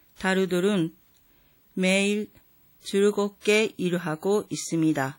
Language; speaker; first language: Korean; non-native, learner; Japanese